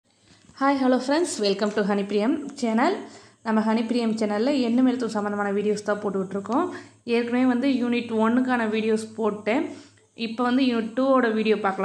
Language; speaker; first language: Tamil; native; Tamil